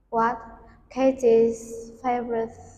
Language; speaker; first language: English; non-native, learner; Vietnamese